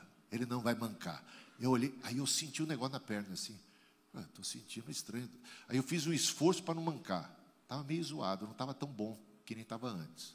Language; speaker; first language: Portuguese; native; Portuguese